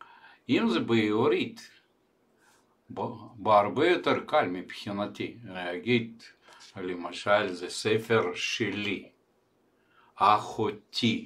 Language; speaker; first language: Hebrew; non-native, fluent; Russian